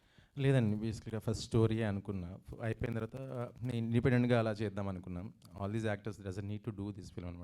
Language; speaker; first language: Telugu; native; Telugu